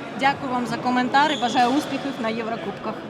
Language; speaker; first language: Ukrainian; native; Ukrainian